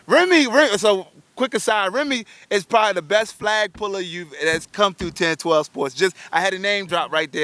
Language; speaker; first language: English; native; English